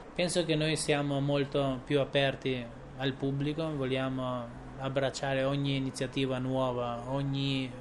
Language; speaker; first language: Italian; non-native, fluent; Albanian